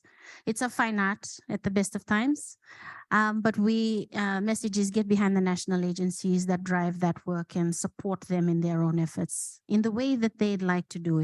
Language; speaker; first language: English; non-native, local second language; Fijian